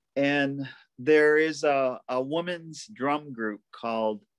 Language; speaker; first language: English; native; English